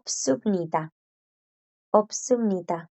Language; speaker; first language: Korean; non-native, fluent; Spanish